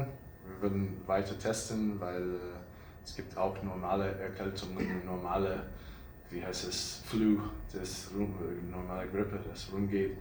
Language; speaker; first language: German; non-native, fluent; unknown